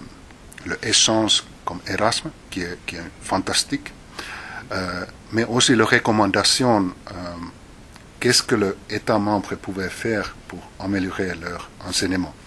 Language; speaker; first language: French; non-native, fluent; Finnish